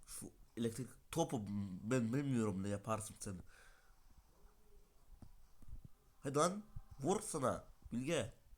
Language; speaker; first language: Turkish; non-native, learner; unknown